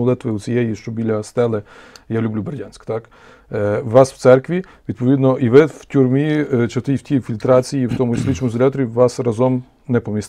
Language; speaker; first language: Ukrainian; native; Ukrainian